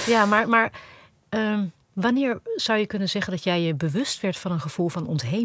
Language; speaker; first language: Dutch; native; Dutch